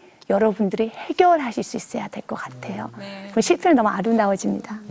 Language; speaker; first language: Korean; native; Korean